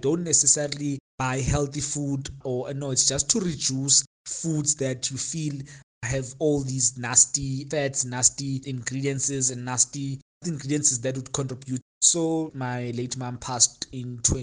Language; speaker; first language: English; non-native, local second language; Xhosa